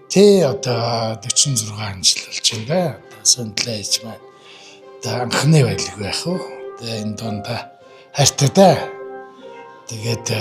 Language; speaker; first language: Mongolian; native; Mongolian